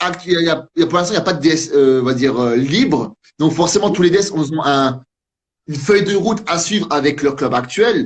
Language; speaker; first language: French; native; French